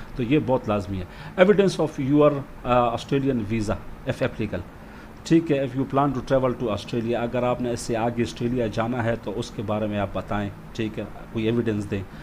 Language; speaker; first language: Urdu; native; Urdu